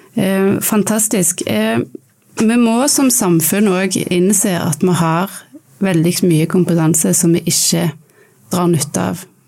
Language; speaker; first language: Norwegian; native; Norwegian